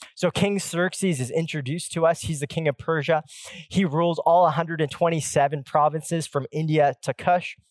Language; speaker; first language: English; native; English